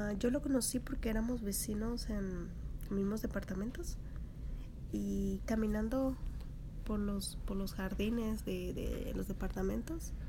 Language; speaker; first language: Spanish; native; Spanish